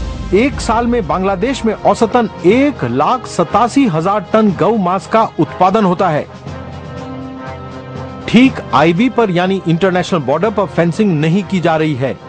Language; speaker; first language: Hindi; native; Hindi